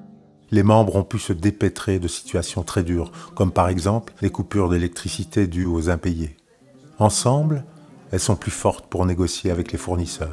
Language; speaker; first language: French; native; French